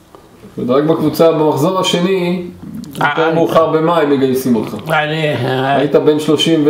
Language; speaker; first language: Hebrew; native; Hebrew